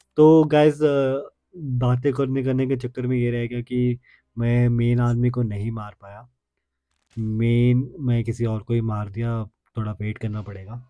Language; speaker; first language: Hindi; native; Hindi